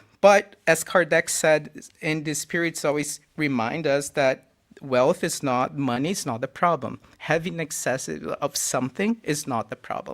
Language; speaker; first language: English; non-native, fluent; Portuguese